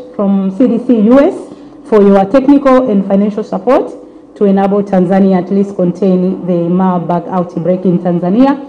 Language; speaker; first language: English; non-native, local second language; Swahili